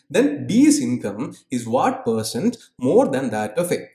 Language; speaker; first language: English; non-native, local second language; Malayalam